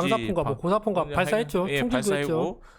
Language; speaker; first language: Korean; native; Korean